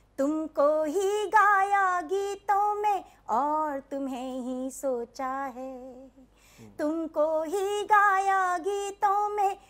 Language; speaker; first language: Hindi; native; Hindi